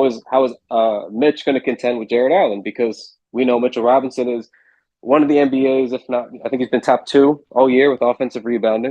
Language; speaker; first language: English; native; English